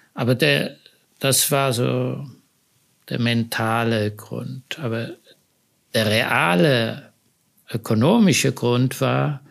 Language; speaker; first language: German; native; German